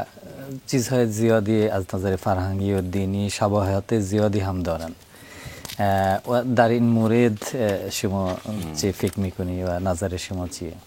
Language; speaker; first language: Persian; non-native, fluent; Bangla